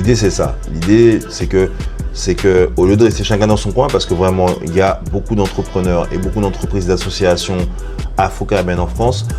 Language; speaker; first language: French; non-native, local second language; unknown